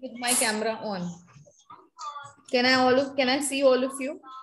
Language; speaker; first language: English; non-native, local second language; Hindi